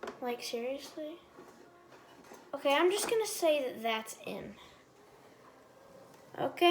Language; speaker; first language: English; native; English